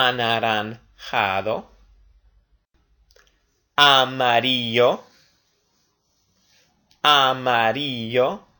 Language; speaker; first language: Spanish; non-native, fluent; English